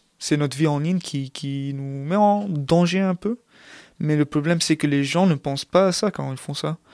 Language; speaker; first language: French; non-native, local second language; Arabic